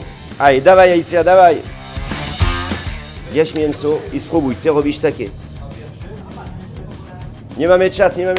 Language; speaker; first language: Polish; non-native, learner; French